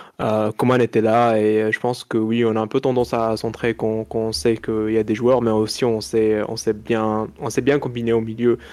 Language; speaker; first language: French; non-native, local second language; Arabic